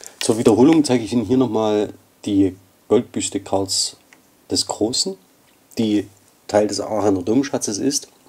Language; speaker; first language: German; native; German